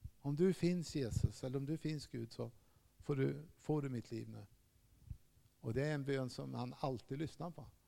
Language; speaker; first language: Swedish; native; Swedish